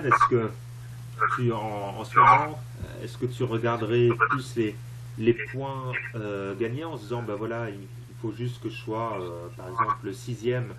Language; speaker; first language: French; native; French